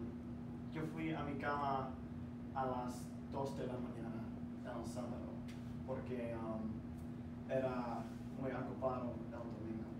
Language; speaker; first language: Spanish; non-native, learner; English